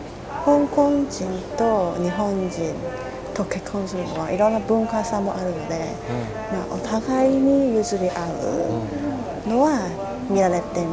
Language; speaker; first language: Japanese; non-native, fluent; Cantonese